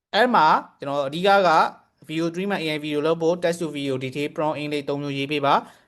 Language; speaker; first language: Burmese; native; Burmese